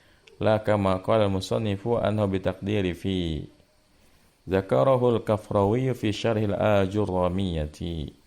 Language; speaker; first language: Arabic; non-native, fluent; Indonesian